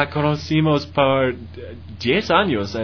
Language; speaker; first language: Spanish; non-native, learner; English